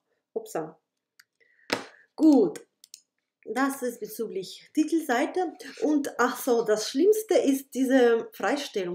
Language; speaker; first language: German; non-native, fluent; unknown